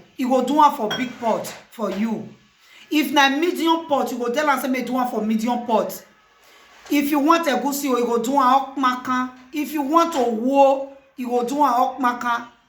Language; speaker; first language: Nigerian Pidgin; non-native, local second language; Bini